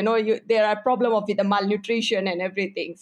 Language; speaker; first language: English; non-native, local second language; Hindi